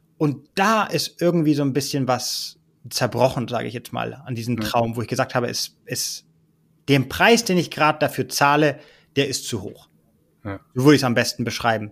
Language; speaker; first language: German; early bilingual, heritage; German